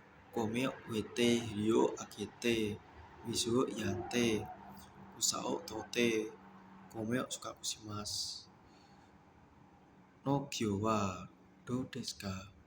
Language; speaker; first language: Japanese; non-native, learner; Indonesian